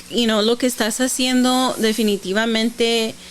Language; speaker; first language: Spanish; early bilingual, heritage; Spanish